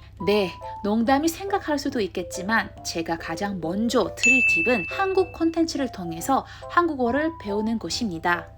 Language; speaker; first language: Korean; non-native, learner; Indonesian